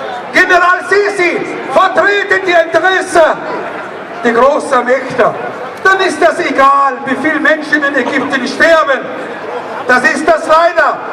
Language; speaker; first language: German; non-native, learner; Arabic